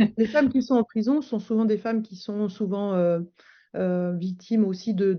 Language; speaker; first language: French; native; French